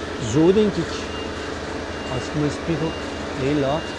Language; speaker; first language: Dutch; non-native, fluent; Turkish